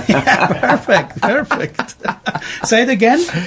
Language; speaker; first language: English; non-native, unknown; German